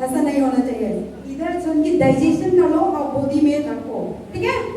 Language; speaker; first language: Hindi; non-native, local second language; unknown